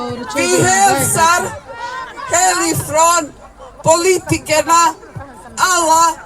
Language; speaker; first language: Swedish; non-native, learner; Somali